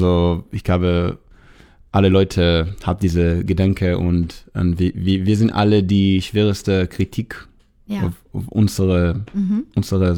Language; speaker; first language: German; non-native, learner; Hebrew